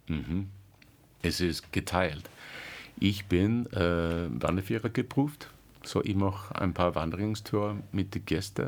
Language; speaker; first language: German; non-native, learner; English